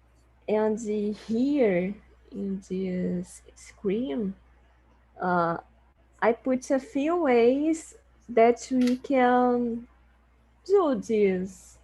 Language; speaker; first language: English; non-native, learner; Portuguese